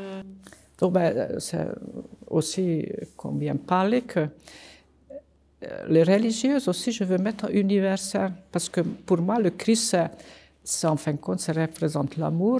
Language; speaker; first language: French; non-native, fluent; Hungarian